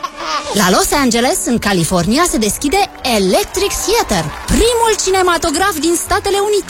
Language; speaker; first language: Romanian; native; Romanian